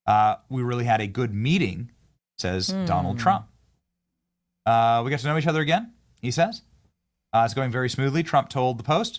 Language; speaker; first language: English; native; English